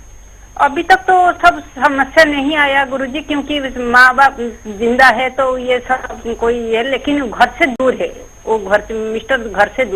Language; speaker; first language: Hindi; non-native, local second language; Odia